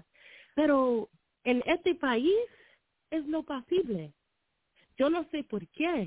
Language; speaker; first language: Spanish; non-native, learner; English